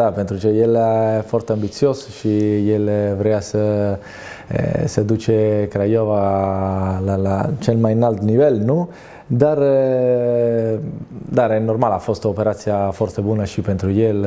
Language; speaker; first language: Romanian; non-native, fluent; Italian